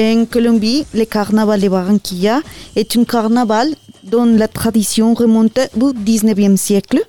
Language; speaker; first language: French; non-native, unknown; Spanish